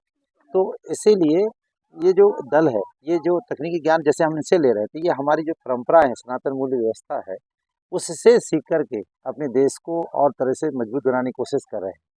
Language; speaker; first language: Hindi; native; Hindi